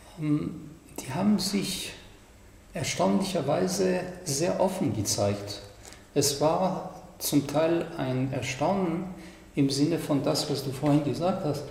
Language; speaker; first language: German; non-native, fluent; French